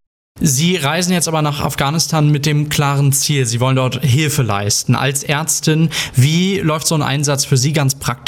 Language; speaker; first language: German; non-native, fluent; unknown